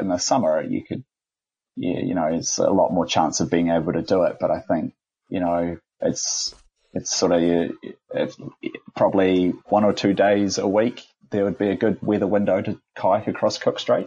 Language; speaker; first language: English; native; English